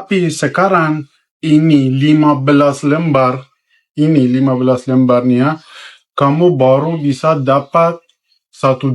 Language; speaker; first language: Indonesian; non-native, fluent; Persian